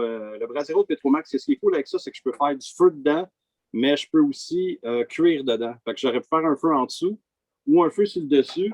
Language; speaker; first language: French; native; French